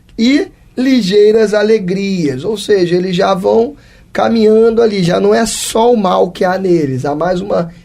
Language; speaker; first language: Portuguese; native; Portuguese